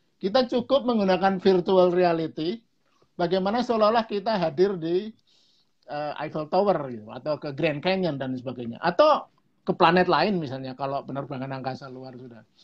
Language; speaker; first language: Indonesian; non-native, local second language; Javanese